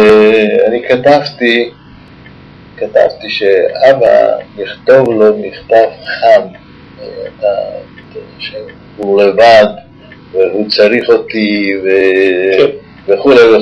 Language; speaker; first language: Hebrew; non-native, fluent; Yiddish